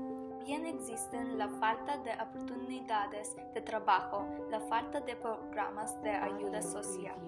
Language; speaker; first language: Spanish; non-native, learner; English